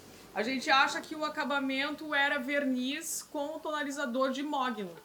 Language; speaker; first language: Portuguese; native; Portuguese